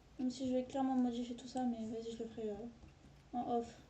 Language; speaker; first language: French; native; French